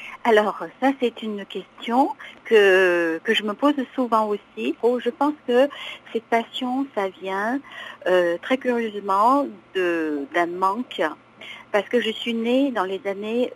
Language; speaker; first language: French; non-native, fluent; Chinese